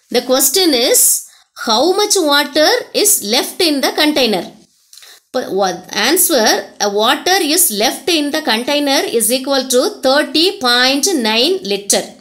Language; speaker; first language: English; non-native, local second language; Tamil